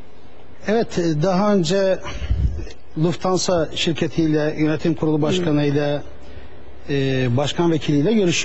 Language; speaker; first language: Turkish; native; Turkish